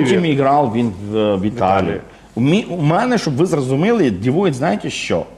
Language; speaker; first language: Ukrainian; non-native, fluent; Georgian